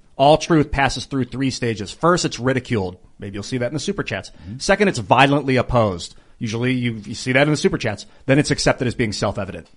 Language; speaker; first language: English; early bilingual, other home language; German